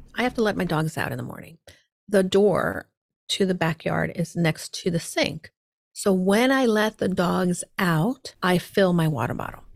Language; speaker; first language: English; early bilingual, heritage; Spanish